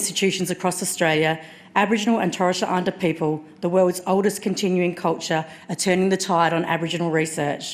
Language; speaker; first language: English; native; English